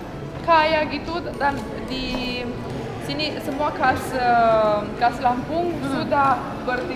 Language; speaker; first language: Indonesian; non-native, fluent; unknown